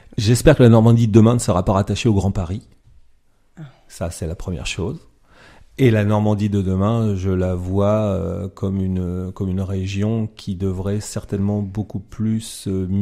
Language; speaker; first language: French; native; French